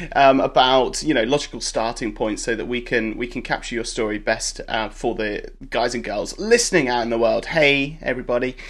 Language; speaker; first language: English; native; English